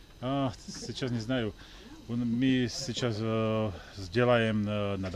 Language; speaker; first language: Russian; non-native, learner; Czech